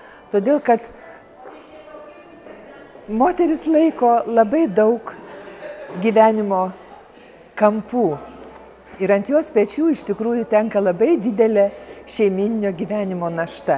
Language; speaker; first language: Lithuanian; native; Lithuanian